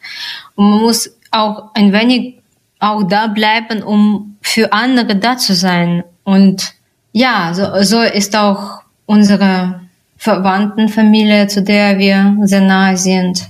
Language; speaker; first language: German; non-native, fluent; Russian